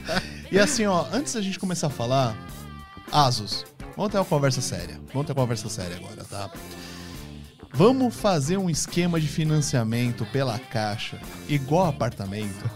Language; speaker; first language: Portuguese; native; Portuguese